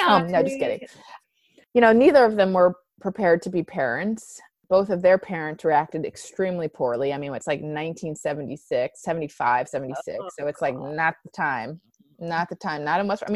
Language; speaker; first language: English; native; English